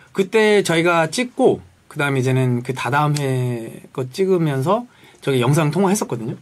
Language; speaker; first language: Korean; early bilingual, heritage; Korean